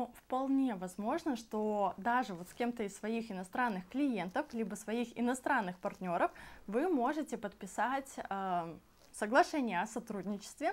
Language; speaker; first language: Russian; native; Russian